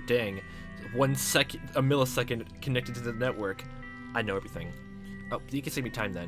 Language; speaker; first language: English; native; English